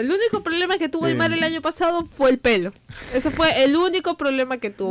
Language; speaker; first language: Spanish; native; Spanish